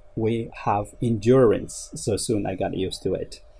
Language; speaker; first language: English; non-native, fluent; Chinese